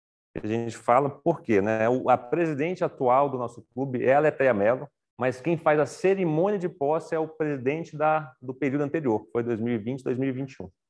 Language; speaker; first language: Portuguese; native; Portuguese